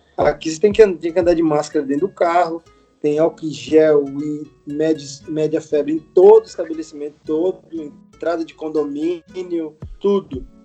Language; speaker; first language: Portuguese; native; Portuguese